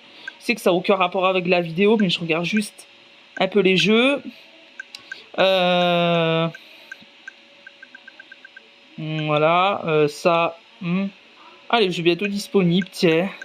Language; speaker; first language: French; native; French